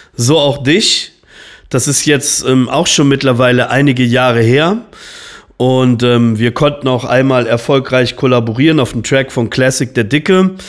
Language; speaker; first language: German; native; German